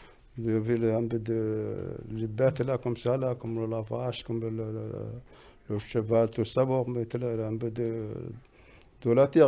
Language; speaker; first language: French; non-native, learner; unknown